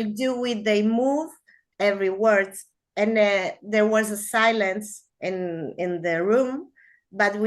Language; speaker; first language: English; non-native, learner; Spanish